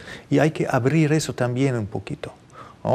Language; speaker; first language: Spanish; non-native, fluent; German